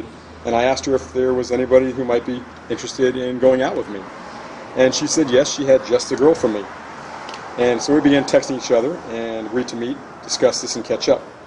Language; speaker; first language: English; native; English